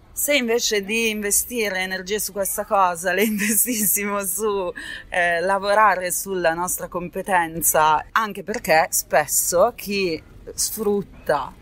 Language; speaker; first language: Italian; native; Italian